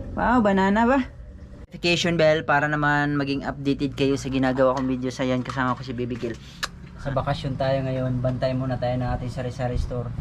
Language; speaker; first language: Filipino; non-native, local second language; Cebuano